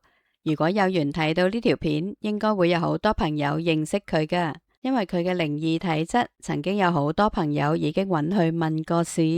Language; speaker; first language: Cantonese; native; Cantonese